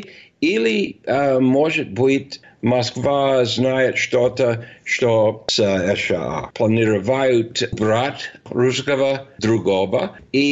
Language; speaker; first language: Russian; non-native, fluent; English